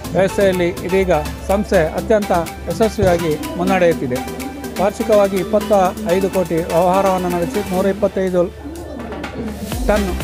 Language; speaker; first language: Kannada; native; Kannada